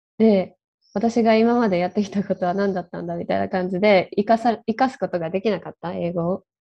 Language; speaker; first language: Japanese; native; Japanese